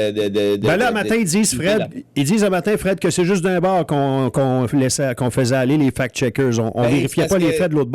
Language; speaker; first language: French; native; French